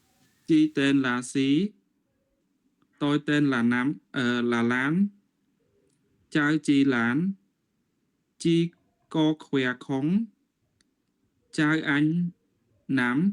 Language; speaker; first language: Vietnamese; non-native, learner; Khmer